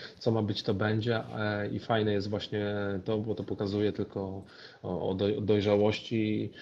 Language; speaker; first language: Polish; native; Polish